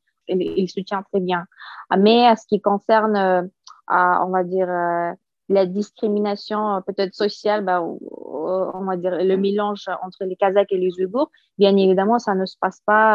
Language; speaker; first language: French; non-native, fluent; Uyghur